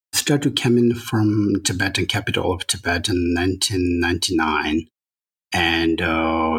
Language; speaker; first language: English; non-native, learner; Chinese